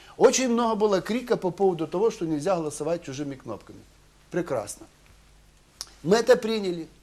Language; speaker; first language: Russian; non-native, local second language; Ukrainian